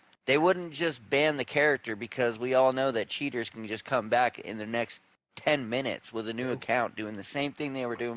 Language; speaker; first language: English; native; English